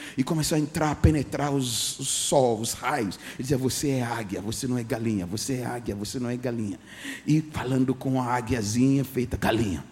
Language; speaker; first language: Portuguese; non-native, fluent; English